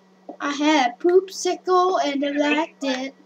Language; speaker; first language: English; native; English